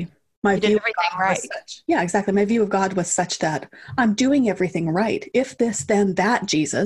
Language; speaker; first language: English; native; English